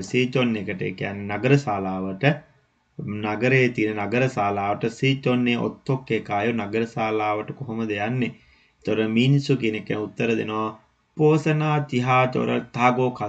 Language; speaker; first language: Korean; non-native, learner; Sinhala